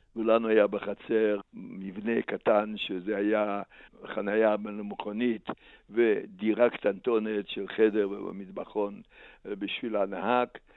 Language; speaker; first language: Hebrew; non-native, fluent; Slovak